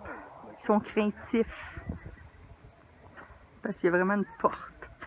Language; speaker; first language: French; native; French